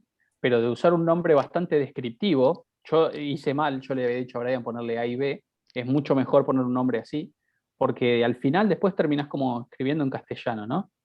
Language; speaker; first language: Spanish; native; Spanish